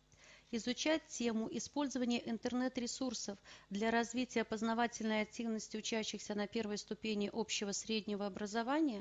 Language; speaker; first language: Russian; native; Russian